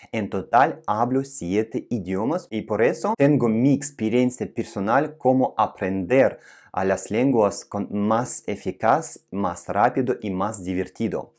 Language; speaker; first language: Spanish; non-native, fluent; Russian